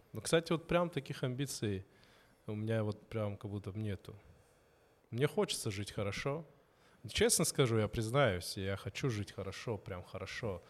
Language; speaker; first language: Russian; native; Russian